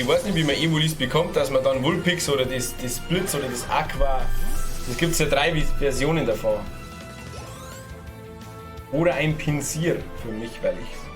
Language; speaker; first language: German; native; German